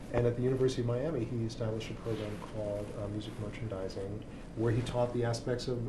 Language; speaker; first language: English; native; English